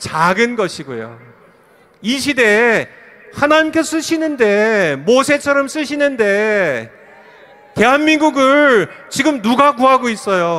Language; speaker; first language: Korean; native; Korean